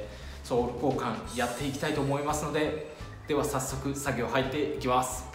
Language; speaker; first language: Japanese; native; Japanese